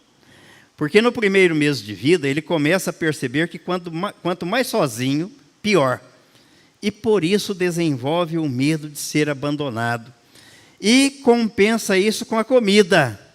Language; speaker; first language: Portuguese; native; Portuguese